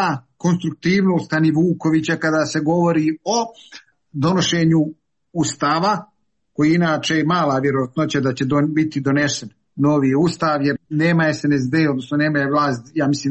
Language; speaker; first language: Serbian; native; Serbian